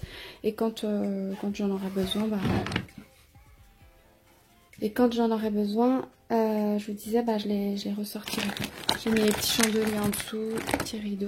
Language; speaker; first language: French; native; French